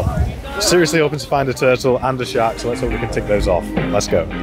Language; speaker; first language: English; native; English